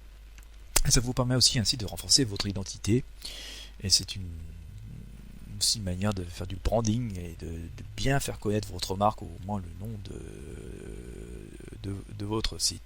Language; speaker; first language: French; native; French